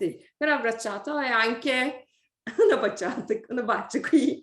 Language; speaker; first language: Italian; non-native, learner; English